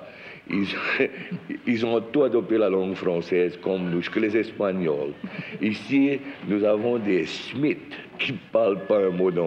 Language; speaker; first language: French; native; French